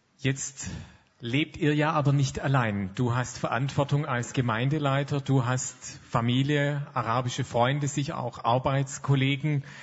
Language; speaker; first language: German; native; German